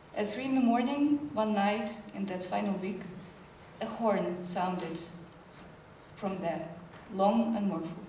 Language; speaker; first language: English; non-native, fluent; Ukrainian